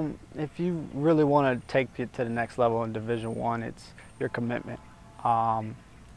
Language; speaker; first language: English; native; English